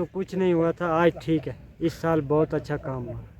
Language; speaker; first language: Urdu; non-native, local second language; Kashmiri